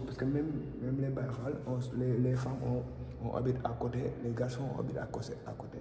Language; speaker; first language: French; non-native, local second language; Wolof